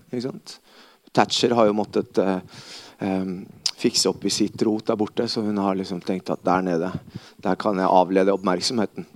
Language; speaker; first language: Norwegian; early bilingual, other home language; Spanish